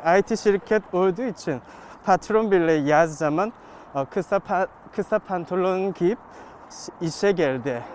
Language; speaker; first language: Turkish; non-native, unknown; Korean